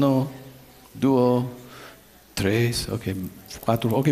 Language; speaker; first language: Spanish; non-native, learner; English